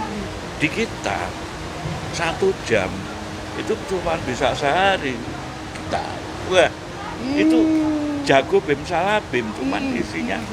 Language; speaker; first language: Indonesian; native; Indonesian